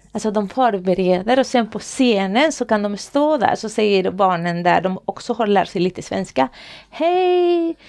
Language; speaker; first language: Swedish; non-native, fluent; Spanish